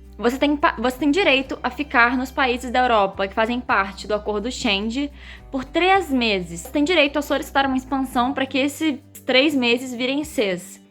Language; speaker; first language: Portuguese; native; Portuguese